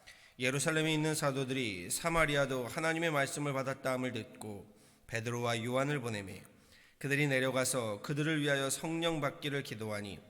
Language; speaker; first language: Korean; native; Korean